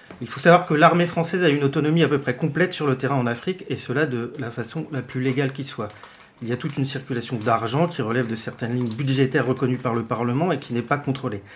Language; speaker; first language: French; native; French